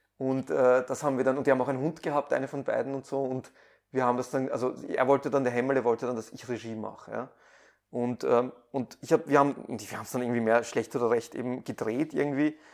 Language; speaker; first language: German; early bilingual, other home language; Persian